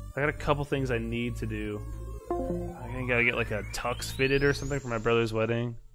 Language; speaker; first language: English; native; English